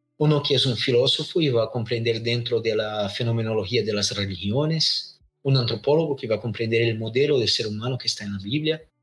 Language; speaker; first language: Spanish; non-native, fluent; Portuguese